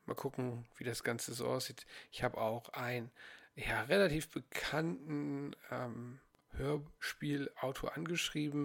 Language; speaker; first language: German; native; German